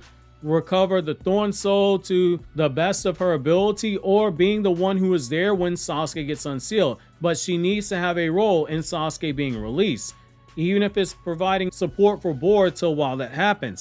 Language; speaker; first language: English; native; English